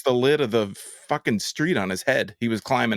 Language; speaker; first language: English; native; English